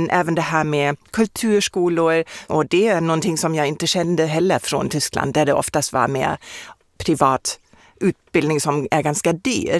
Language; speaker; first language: Swedish; non-native, fluent; German